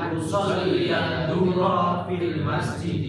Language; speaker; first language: Arabic; non-native, learner; Indonesian